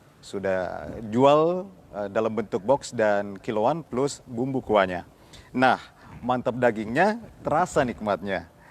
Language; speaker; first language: Indonesian; native; Indonesian